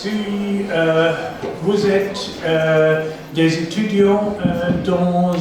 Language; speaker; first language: French; non-native, fluent; English